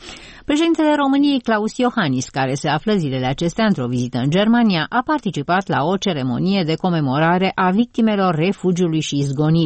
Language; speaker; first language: Romanian; native; Romanian